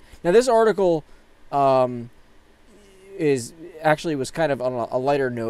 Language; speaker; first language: English; native; English